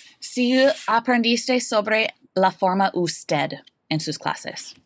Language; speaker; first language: Spanish; non-native, learner; English